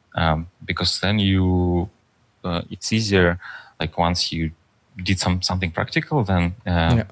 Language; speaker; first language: English; non-native, fluent; Russian